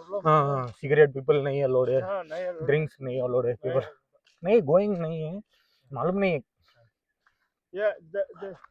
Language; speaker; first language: Hindi; non-native, local second language; Tamil